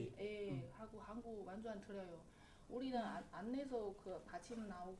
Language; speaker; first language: Korean; non-native, learner; Chinese